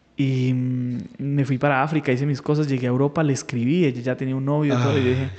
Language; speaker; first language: Spanish; native; Spanish